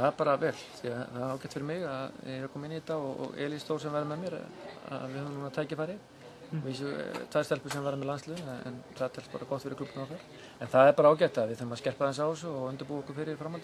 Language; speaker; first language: Icelandic; native; Icelandic